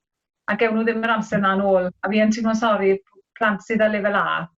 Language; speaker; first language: Welsh; native; Welsh